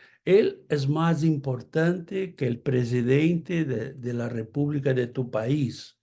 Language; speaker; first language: Spanish; non-native, fluent; Portuguese